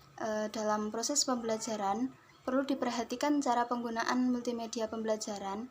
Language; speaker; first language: Indonesian; native; Indonesian